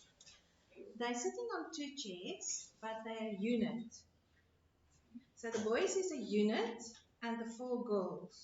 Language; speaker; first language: English; non-native, local second language; Afrikaans